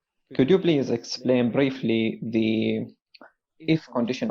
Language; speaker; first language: English; non-native, learner; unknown